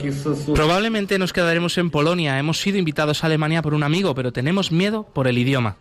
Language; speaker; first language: Spanish; native; Spanish